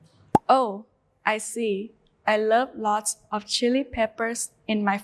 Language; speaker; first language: English; non-native, learner; Thai